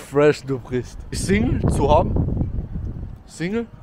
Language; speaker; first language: German; early bilingual, other home language; Albanian